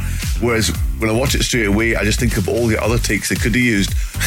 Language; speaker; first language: English; native; English